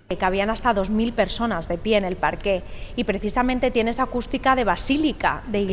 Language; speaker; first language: Spanish; native; Spanish